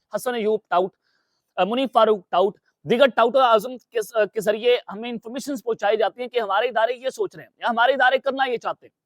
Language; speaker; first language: Urdu; non-native, local second language; Punjabi